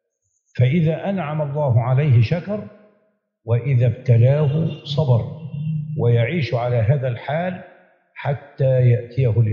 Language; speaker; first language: Arabic; native; Arabic